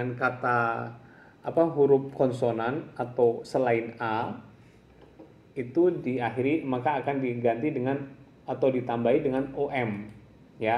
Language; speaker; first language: Indonesian; non-native, local second language; Javanese